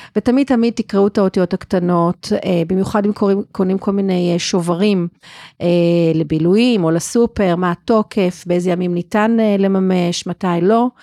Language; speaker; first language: Hebrew; non-native, fluent; English